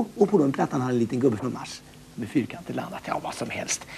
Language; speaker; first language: Swedish; native; Swedish